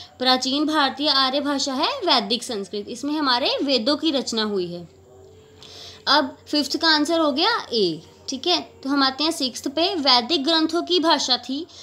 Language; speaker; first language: Hindi; native; Hindi